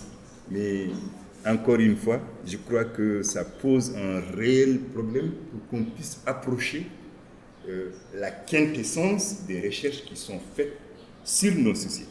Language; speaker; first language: French; non-native, local second language; Wolof